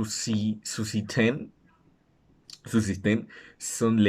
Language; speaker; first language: French; non-native, learner; Spanish